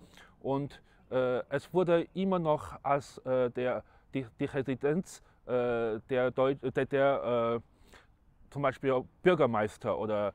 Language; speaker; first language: German; non-native, fluent; Chinese